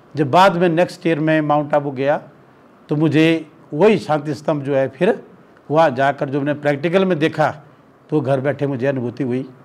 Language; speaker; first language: Hindi; native; Hindi